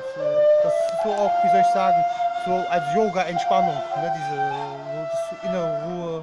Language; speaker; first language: German; early bilingual, other home language; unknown